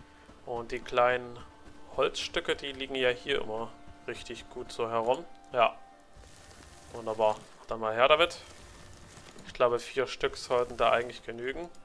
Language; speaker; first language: German; native; German